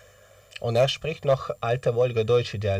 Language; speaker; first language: German; non-native, learner; Russian